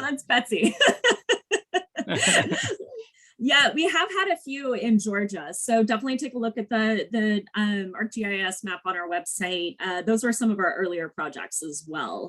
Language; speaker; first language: English; native; English